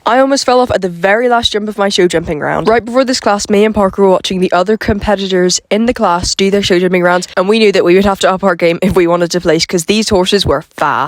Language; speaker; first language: English; native; English